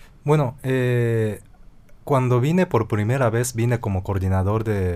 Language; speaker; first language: Spanish; non-native, fluent; Japanese